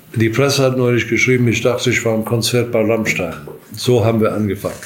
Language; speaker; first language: German; non-native, fluent; English